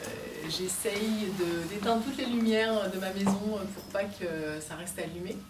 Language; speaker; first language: French; native; French